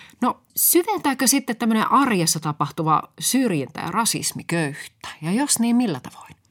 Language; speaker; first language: Finnish; native; Finnish